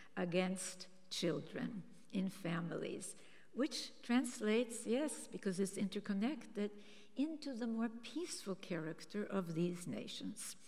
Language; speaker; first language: English; early bilingual, other home language; German